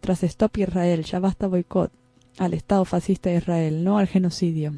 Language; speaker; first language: Spanish; native; Spanish